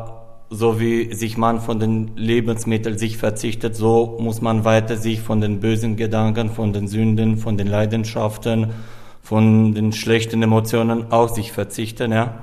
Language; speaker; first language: German; non-native, fluent; Romanian